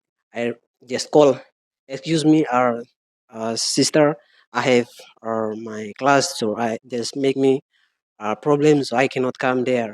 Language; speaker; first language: English; non-native, learner; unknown